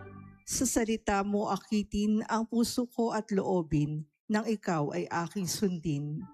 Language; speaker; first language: Filipino; native; Filipino